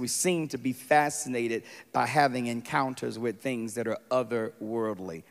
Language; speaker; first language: English; native; English